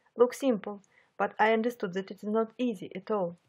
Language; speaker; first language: English; non-native, fluent; Russian